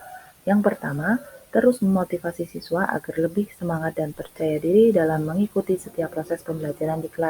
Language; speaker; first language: Indonesian; native; Indonesian